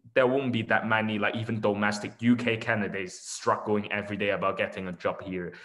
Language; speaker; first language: English; non-native, local second language; Cantonese